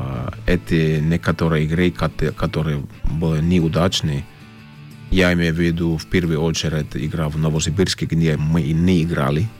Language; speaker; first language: Russian; non-native, learner; Finnish